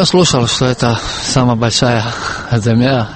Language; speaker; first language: Russian; non-native, learner; Croatian